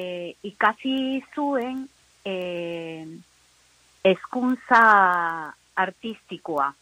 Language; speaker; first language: Basque; non-native, learner; Spanish